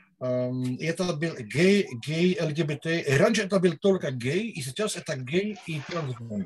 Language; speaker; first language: Russian; non-native, learner; Dutch